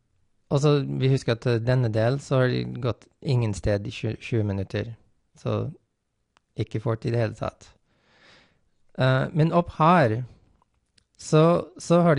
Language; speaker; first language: Norwegian; non-native, fluent; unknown